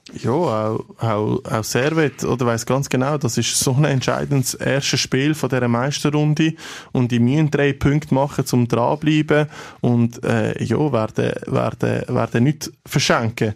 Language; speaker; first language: German; native; German